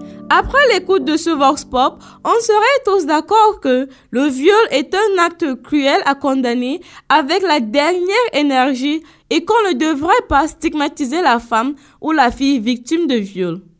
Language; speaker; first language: French; non-native, local second language; Fula